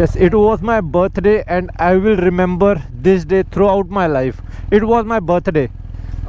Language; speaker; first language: English; non-native, local second language; Hindi